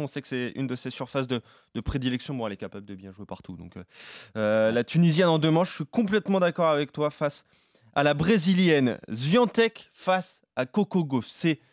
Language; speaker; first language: French; native; French